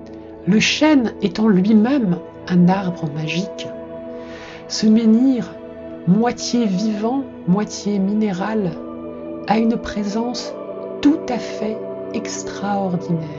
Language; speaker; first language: French; native; French